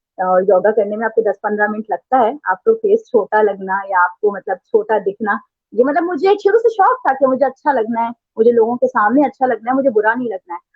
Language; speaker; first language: Urdu; native; Urdu